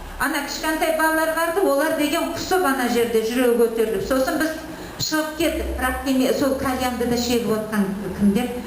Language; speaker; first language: Kazakh; native; Kazakh